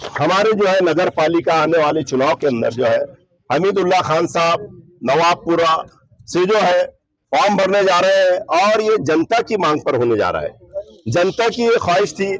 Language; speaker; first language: Urdu; native; Urdu